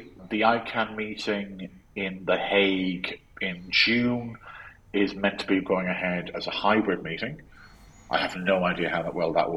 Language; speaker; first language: English; native; English